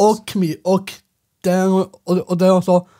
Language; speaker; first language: Swedish; non-native, learner; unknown